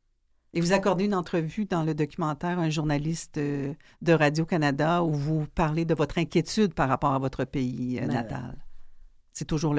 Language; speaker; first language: French; native; French